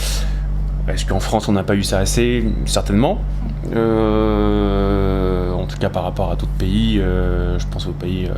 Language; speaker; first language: French; native; French